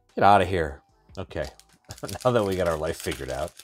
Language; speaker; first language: English; native; English